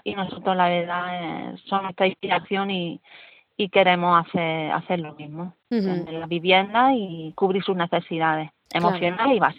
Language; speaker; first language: Spanish; native; Spanish